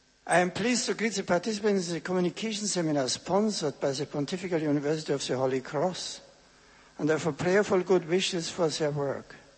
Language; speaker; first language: English; non-native, fluent; German